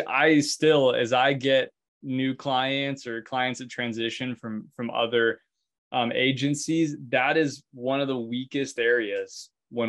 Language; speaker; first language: English; native; English